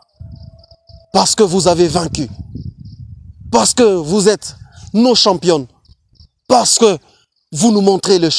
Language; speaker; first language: French; non-native, local second language; Swahili